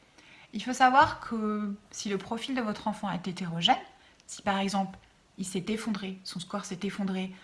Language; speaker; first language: French; native; French